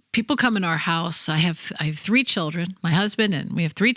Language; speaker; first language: English; native; English